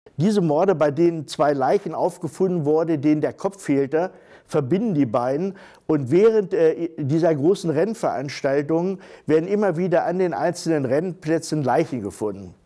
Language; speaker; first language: German; native; German